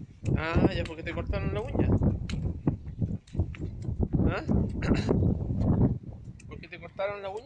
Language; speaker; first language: Spanish; native; Spanish